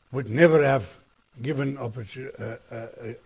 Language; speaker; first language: English; non-native, local second language; Afrikaans